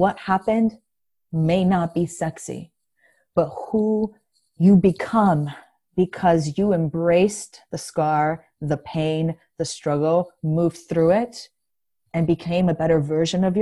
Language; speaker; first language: English; non-native, fluent; Greek